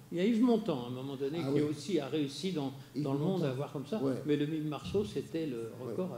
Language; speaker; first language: French; native; French